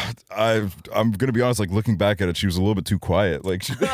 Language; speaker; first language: English; early bilingual, other home language; Estonian